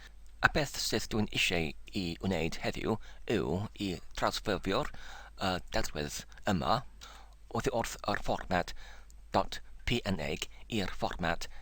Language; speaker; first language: Welsh; non-native, learner; English